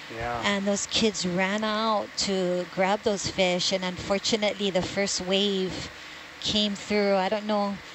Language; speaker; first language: English; native; English